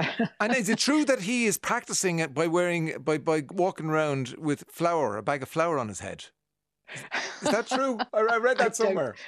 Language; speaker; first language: English; native; English